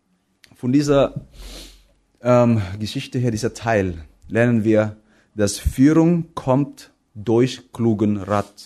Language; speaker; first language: German; non-native, fluent; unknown